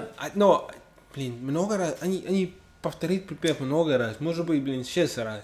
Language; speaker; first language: Russian; non-native, learner; English